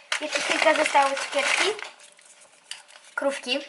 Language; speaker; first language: Polish; early bilingual, heritage; Polish